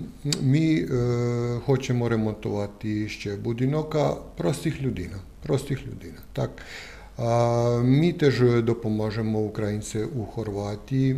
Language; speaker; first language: Ukrainian; non-native, learner; Croatian